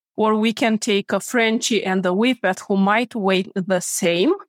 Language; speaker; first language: English; non-native, fluent; Romanian